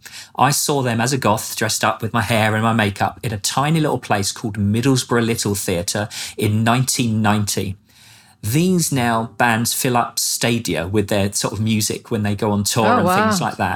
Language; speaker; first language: English; native; English